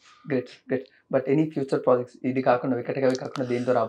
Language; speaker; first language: Telugu; native; Telugu